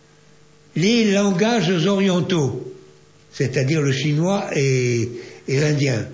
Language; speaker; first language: French; native; French